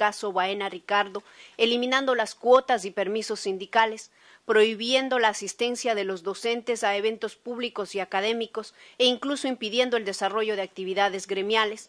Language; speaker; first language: Spanish; native; Spanish